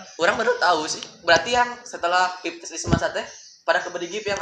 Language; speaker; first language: Indonesian; non-native, local second language; Sundanese